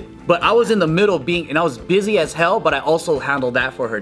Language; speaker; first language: English; native; English